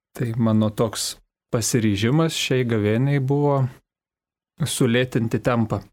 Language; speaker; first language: Lithuanian; native; Lithuanian